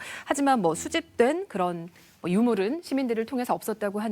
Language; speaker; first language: Korean; native; Korean